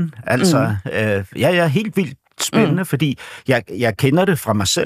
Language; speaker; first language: Danish; native; Danish